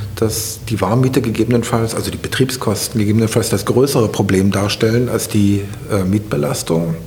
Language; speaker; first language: German; native; German